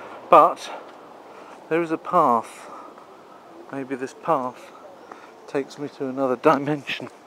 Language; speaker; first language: English; native; English